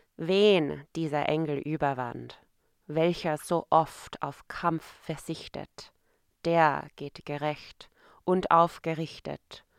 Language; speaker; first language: German; non-native, fluent; English